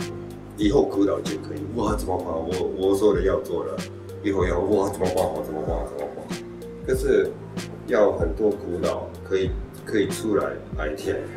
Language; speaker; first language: Chinese; non-native, learner; Japanese